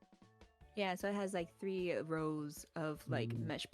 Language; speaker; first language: English; native; English